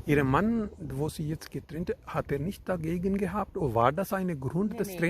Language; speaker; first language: German; non-native, fluent; Urdu